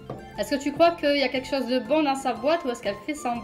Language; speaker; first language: French; native; French